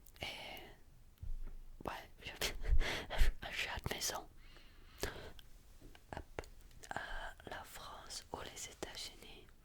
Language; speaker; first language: French; early bilingual, heritage; French